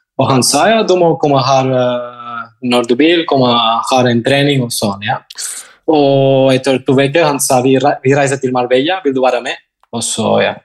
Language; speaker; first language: Norwegian; non-native, fluent; Spanish